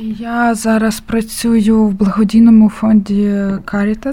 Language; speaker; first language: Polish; non-native, learner; Ukrainian